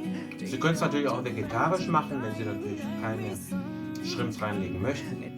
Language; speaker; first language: German; non-native, fluent; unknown